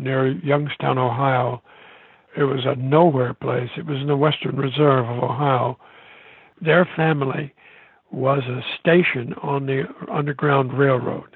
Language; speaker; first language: English; native; English